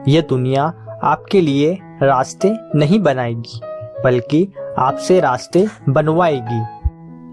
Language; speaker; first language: Hindi; native; Hindi